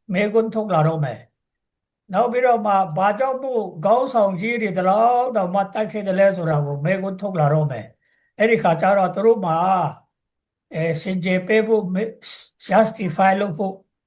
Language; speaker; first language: Burmese; non-native, local second language; Tangkhul Naga (India)